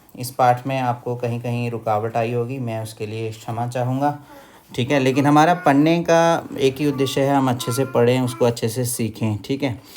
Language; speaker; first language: Hindi; native; Hindi